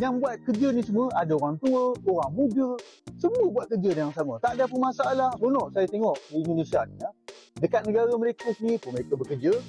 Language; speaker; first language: Malay; native; Malay